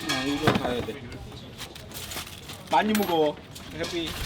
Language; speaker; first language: Korean; native; Korean